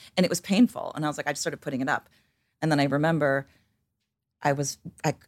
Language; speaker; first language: English; native; English